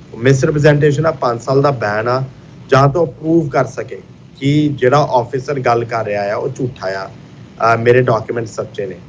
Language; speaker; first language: Punjabi; early bilingual, heritage; Punjabi